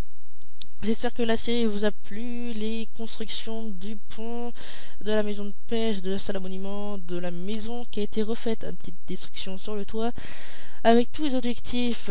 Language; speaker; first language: French; native; French